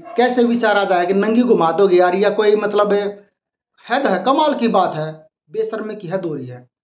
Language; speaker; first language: Hindi; native; Hindi